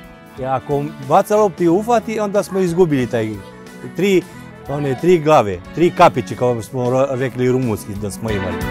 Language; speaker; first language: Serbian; non-native, local second language; Romanian